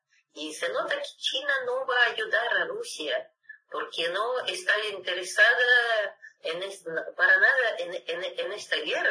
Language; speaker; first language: Spanish; non-native, fluent; Russian